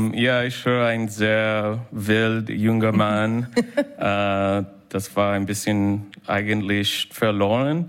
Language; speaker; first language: German; non-native, fluent; English